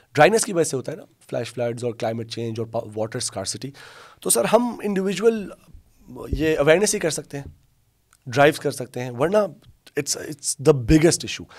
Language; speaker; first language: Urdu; non-native, local second language; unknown